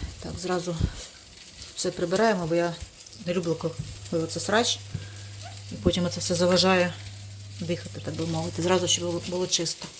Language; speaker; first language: Ukrainian; non-native, local second language; Russian